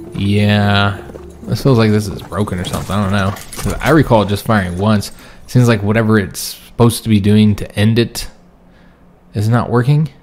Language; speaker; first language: English; native; English